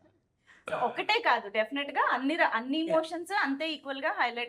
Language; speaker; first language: Telugu; native; Telugu